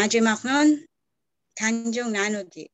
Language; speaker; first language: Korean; non-native, learner; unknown